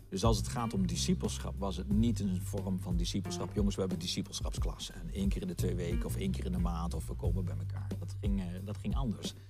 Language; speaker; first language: Dutch; native; Dutch